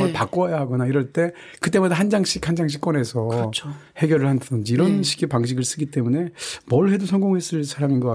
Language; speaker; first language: Korean; native; Korean